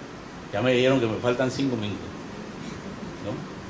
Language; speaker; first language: Spanish; native; Spanish